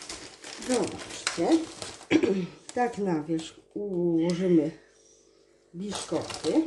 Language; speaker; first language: Polish; native; Polish